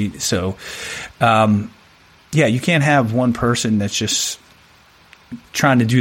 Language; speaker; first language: English; native; English